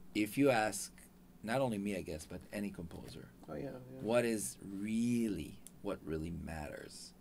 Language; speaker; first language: English; non-native, fluent; Hebrew